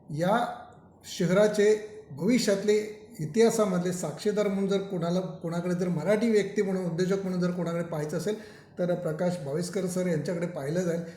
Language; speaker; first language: Marathi; native; Marathi